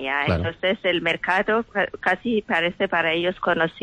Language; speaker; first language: Spanish; non-native, learner; Persian